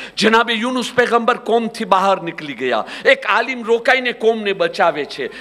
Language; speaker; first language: Gujarati; early bilingual, heritage; Gujarati